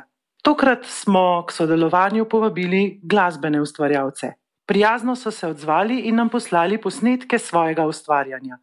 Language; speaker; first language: Slovenian; native; Slovenian